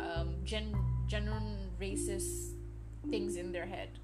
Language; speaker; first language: English; early bilingual, other home language; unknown